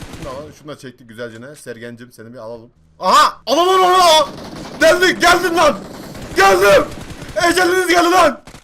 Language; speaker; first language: Turkish; native; Turkish